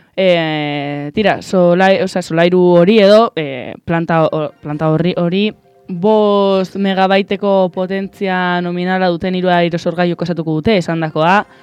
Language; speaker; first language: Basque; non-native, local second language; Spanish